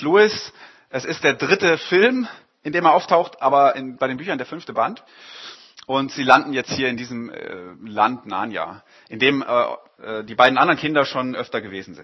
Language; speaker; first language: German; native; German